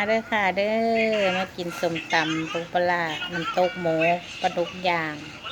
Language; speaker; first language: Thai; native; Thai